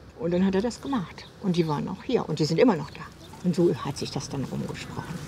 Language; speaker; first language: German; native; German